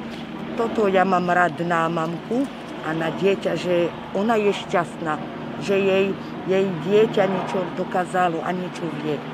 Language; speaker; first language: Slovak; non-native, local second language; Romany